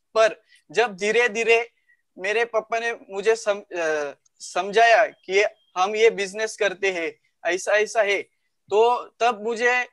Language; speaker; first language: Hindi; non-native, local second language; Marathi